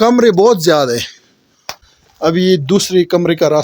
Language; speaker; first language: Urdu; non-native, local second language; Pashto